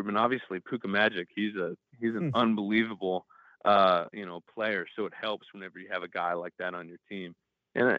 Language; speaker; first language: English; native; English